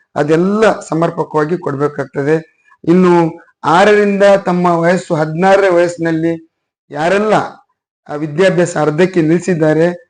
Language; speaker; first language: Kannada; non-native, local second language; Urdu